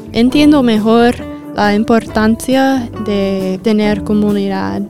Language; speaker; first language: Spanish; non-native, learner; English